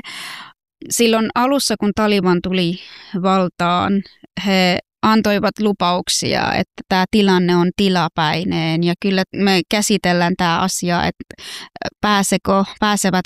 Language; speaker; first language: Finnish; non-native, fluent; Persian